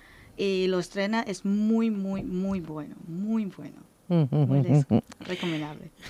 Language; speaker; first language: Spanish; non-native, learner; Thai